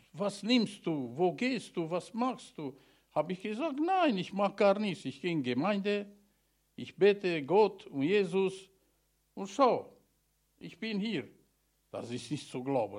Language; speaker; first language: German; non-native, learner; Romanian